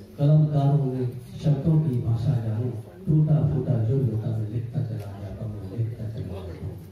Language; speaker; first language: Hindi; non-native, local second language; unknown